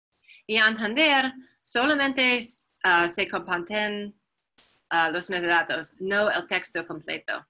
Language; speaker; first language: Spanish; non-native, fluent; English